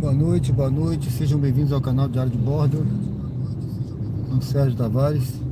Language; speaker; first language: Portuguese; native; Portuguese